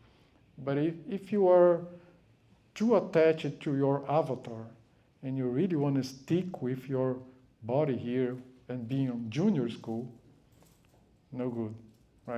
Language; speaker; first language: English; non-native, fluent; Portuguese